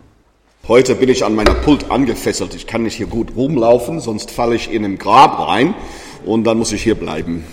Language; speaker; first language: German; non-native, fluent; English